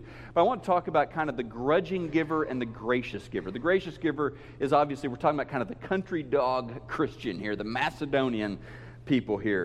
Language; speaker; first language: English; native; English